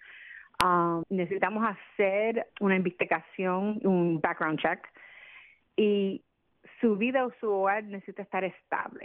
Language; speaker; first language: Spanish; early bilingual, other home language; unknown